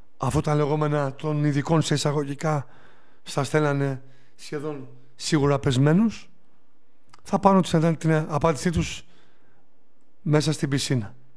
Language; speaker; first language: Greek; native; Greek